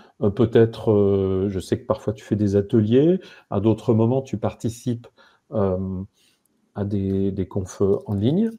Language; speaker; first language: French; native; French